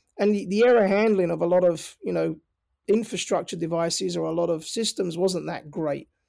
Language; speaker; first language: English; native; English